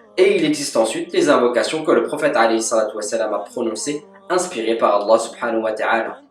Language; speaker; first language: French; native; French